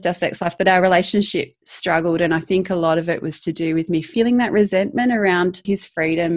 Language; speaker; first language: English; native; English